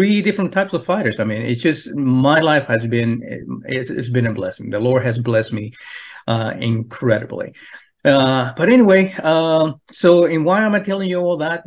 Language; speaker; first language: English; non-native, fluent; Spanish